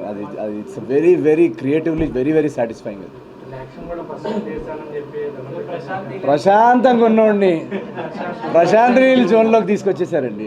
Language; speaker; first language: Telugu; native; Telugu